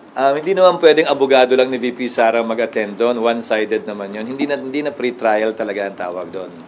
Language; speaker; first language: Filipino; native; Filipino